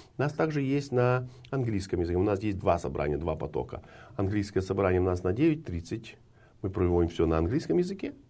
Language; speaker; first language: Russian; non-native, local second language; Ukrainian